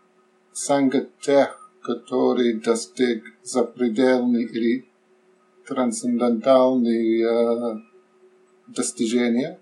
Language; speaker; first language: Russian; non-native, learner; English